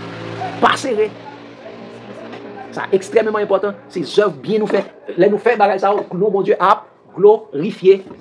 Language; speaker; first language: French; non-native, local second language; Haitian Creole